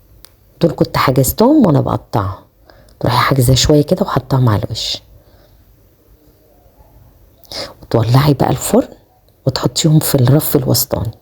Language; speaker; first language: Arabic; native; Arabic